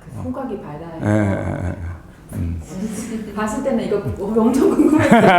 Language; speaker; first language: Korean; non-native, fluent; Chinese